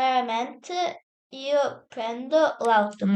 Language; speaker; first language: Italian; non-native, learner; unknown